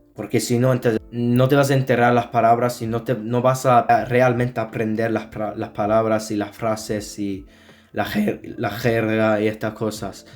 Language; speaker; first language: Spanish; non-native, learner; Azerbaijani